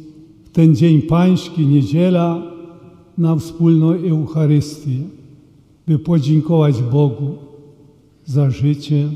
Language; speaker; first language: Polish; early bilingual, heritage; Polish